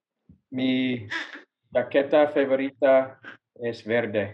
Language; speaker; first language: Spanish; non-native, learner; English